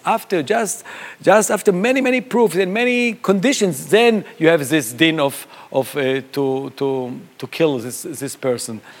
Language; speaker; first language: English; non-native, fluent; Hebrew